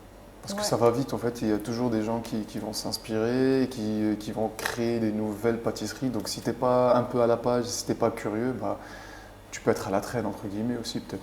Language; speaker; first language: French; native; French